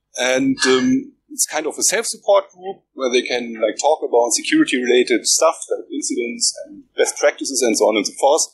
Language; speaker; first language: English; non-native, fluent; German